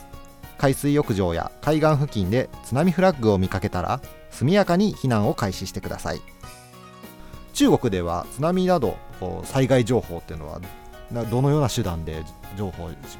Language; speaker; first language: Japanese; native; Japanese